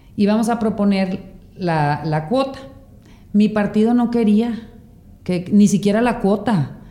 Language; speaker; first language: Spanish; native; Spanish